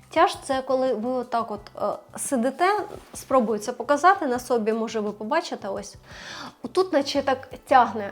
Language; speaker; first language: Ukrainian; non-native, local second language; Russian